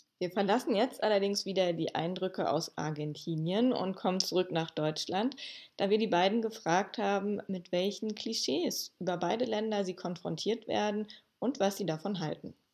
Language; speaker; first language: German; native; German